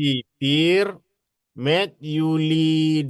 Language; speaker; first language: Dutch; non-native, learner; Indonesian